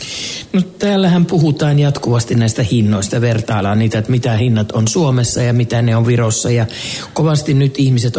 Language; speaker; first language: Finnish; native; Finnish